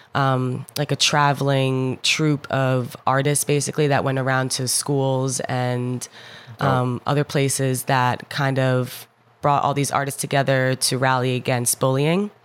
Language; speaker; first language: English; native; English